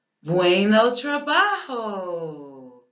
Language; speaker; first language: Spanish; non-native, learner; English